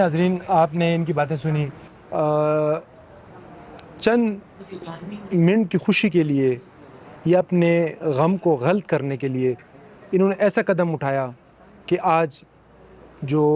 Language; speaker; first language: Urdu; native; Urdu